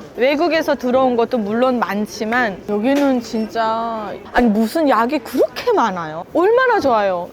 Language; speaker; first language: Korean; native; Korean